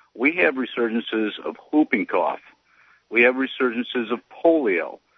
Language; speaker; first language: English; native; English